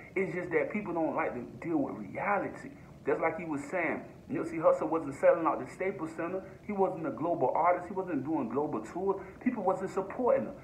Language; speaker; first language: English; native; English